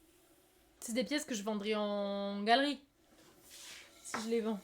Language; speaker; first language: French; native; French